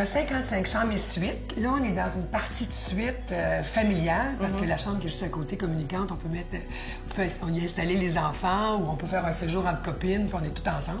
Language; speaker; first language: French; native; French